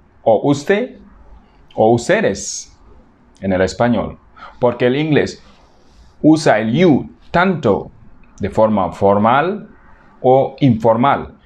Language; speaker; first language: Spanish; non-native, fluent; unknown